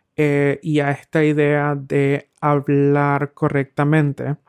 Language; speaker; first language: Spanish; native; Spanish